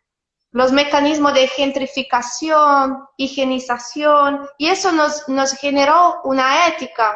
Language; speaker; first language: Spanish; non-native, fluent; Italian